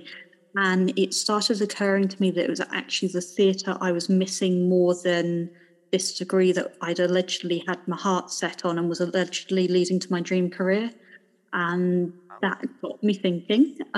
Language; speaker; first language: English; native; English